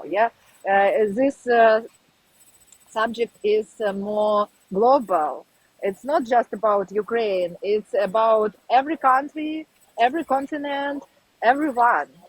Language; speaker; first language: English; non-native, learner; Ukrainian